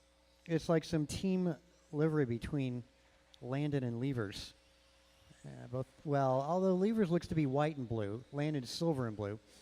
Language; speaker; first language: English; native; English